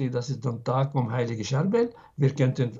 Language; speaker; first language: German; non-native, fluent; Arabic